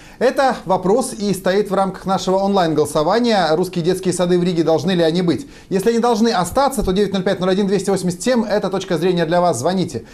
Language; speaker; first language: Russian; native; Russian